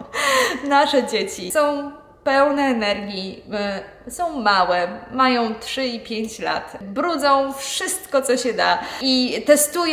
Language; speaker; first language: Polish; native; Polish